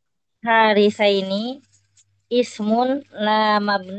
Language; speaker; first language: Arabic; non-native, learner; Indonesian